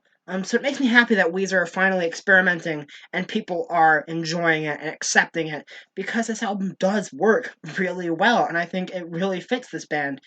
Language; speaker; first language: English; native; English